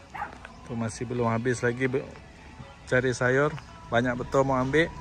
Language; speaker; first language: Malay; non-native, local second language; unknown